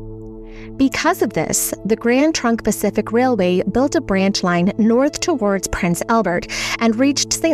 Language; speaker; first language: English; native; English